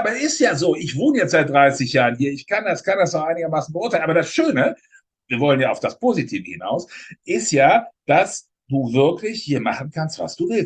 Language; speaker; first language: German; native; German